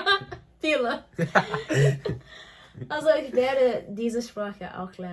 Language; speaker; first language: German; non-native, learner; English